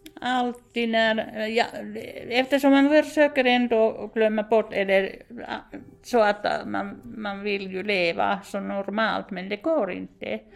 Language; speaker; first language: Swedish; non-native, fluent; Finnish